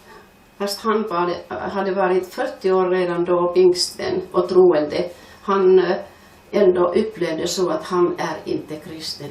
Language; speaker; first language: Swedish; non-native, fluent; Finnish